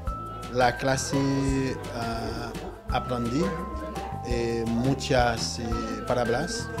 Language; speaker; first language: Spanish; non-native, learner; Haitian Creole